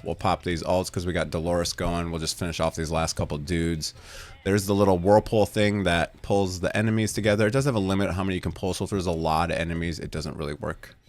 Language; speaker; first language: English; native; English